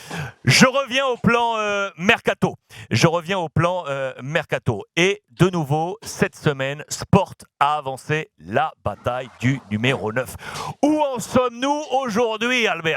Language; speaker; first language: French; native; French